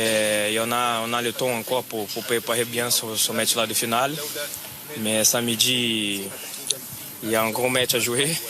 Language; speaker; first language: French; non-native, fluent; Portuguese